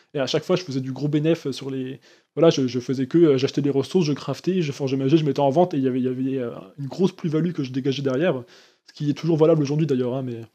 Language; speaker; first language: French; native; French